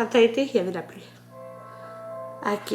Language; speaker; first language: French; native; French